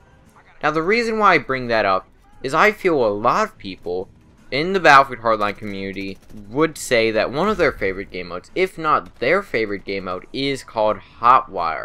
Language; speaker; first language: English; native; English